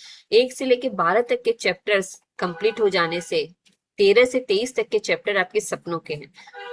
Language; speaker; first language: Hindi; native; Hindi